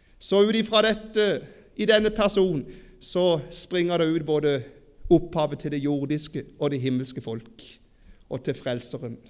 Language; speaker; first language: Norwegian; native; Norwegian